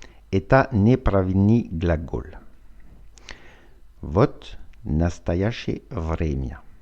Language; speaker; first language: Russian; non-native, fluent; French